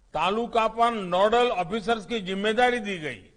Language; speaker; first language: Hindi; non-native, local second language; Gujarati